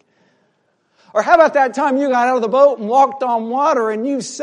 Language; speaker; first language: English; native; English